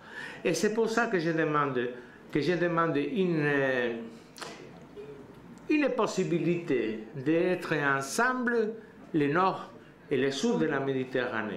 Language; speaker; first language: French; non-native, learner; Spanish